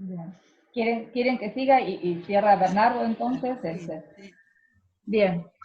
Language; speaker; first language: Spanish; native; Spanish